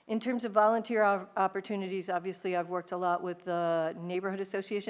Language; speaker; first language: English; native; English